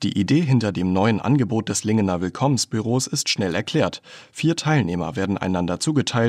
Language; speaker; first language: German; native; German